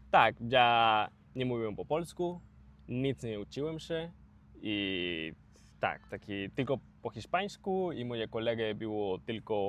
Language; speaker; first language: Polish; non-native, learner; Spanish